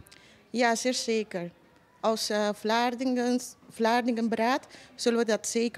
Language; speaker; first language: Dutch; non-native, local second language; Papiamento